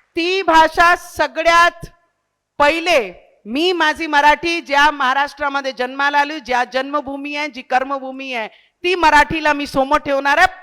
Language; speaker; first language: Marathi; non-native, local second language; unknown